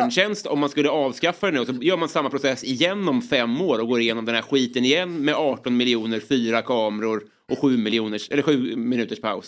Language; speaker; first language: Swedish; native; Swedish